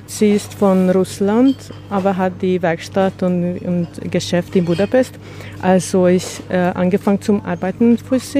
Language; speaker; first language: German; non-native, learner; Hungarian